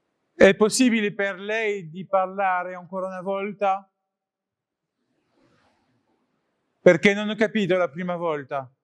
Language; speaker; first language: Italian; non-native, learner; French